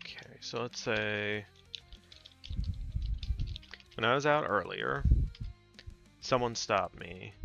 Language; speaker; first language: English; native; English